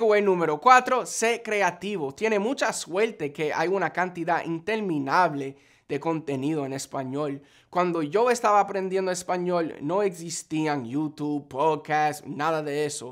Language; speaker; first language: Spanish; non-native, fluent; English